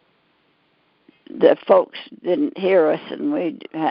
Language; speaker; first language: English; native; English